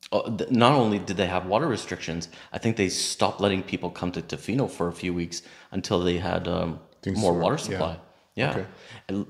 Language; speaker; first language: English; native; English